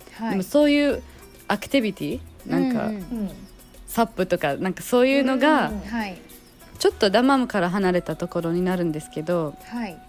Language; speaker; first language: Japanese; non-native, fluent; Arabic